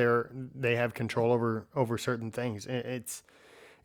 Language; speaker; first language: English; native; English